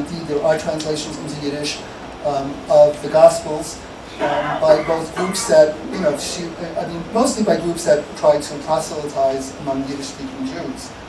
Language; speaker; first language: English; native; English